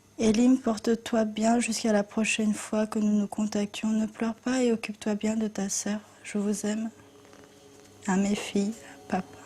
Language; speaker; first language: French; early bilingual, other home language; Korean